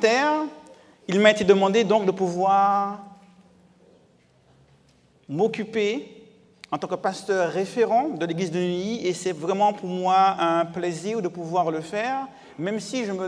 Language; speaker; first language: French; native; French